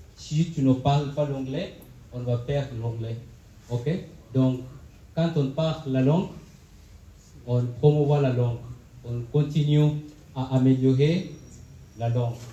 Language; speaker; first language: French; non-native, fluent; Swahili